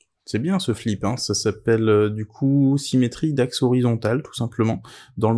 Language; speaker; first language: French; native; French